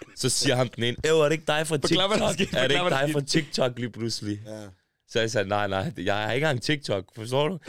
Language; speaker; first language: Danish; early bilingual, other home language; Serbian